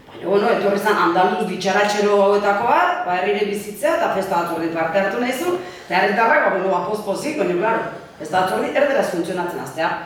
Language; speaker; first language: Basque; native; Basque